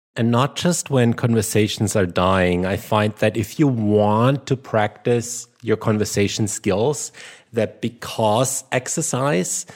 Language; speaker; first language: English; non-native, fluent; German